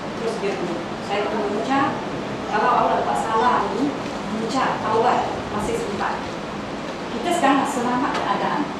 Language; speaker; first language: Malay; non-native, local second language; Chinese